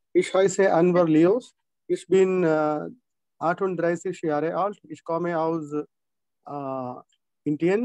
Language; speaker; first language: German; non-native, learner; Malayalam